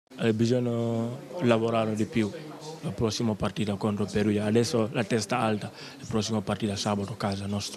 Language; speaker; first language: Italian; non-native, learner; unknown